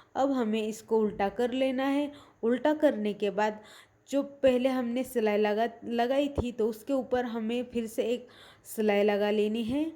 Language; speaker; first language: Hindi; non-native, local second language; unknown